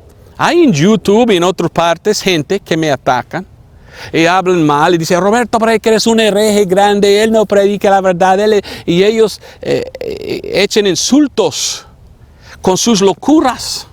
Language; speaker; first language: Spanish; non-native, fluent; English